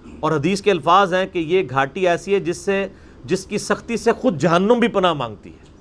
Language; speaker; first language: Urdu; non-native, local second language; Punjabi